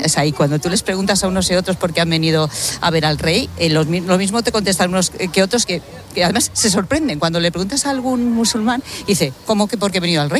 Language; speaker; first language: Spanish; native; Spanish